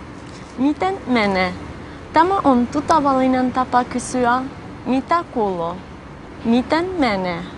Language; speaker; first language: Finnish; non-native, fluent; Albanian